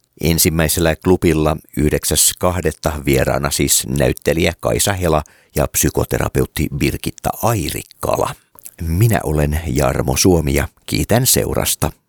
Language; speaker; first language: Finnish; native; Finnish